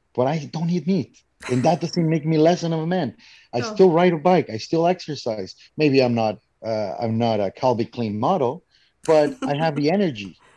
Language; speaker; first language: English; non-native, fluent; Spanish